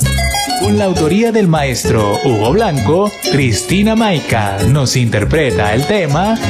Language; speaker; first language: Spanish; native; Spanish